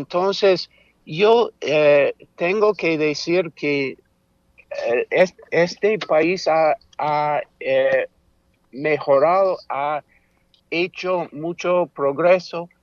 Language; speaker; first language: Spanish; non-native, fluent; English